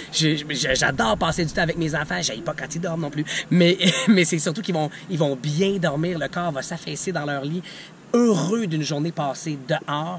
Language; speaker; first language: French; native; French